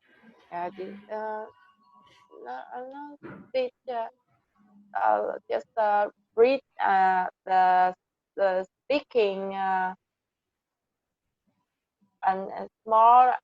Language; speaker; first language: English; non-native, learner; Vietnamese